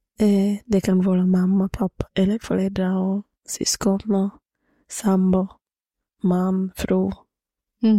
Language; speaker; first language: Swedish; non-native, fluent; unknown